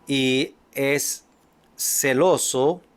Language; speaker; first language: Spanish; non-native, fluent; English